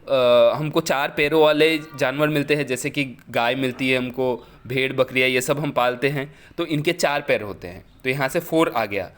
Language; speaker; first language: Hindi; native; Hindi